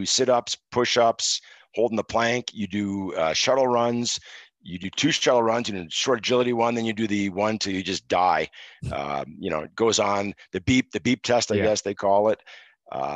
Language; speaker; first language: English; native; English